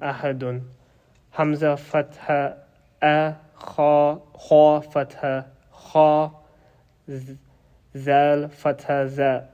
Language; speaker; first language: Arabic; non-native, learner; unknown